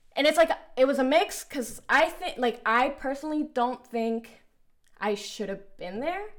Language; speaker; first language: English; early bilingual, other home language; Spanish